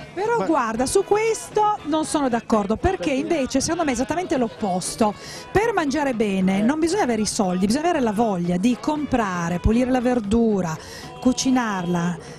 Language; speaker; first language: Italian; native; Italian